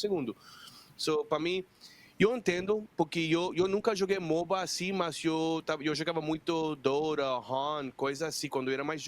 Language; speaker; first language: Portuguese; non-native, fluent; Spanish